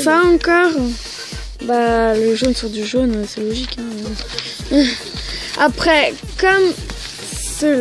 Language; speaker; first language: French; native; French